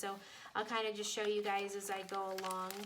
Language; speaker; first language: English; native; English